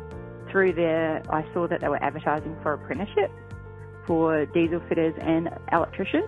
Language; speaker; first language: English; native; English